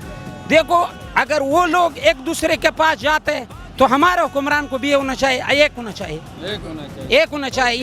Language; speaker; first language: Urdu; non-native, local second language; Pashto